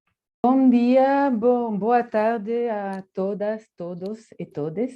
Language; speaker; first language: Portuguese; non-native, fluent; Spanish